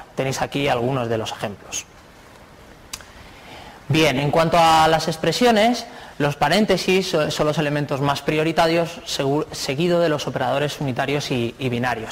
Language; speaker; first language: Spanish; native; Spanish